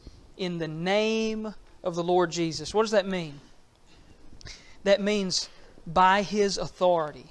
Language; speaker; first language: English; native; English